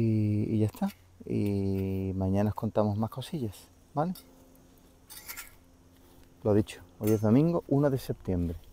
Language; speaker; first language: Spanish; native; Spanish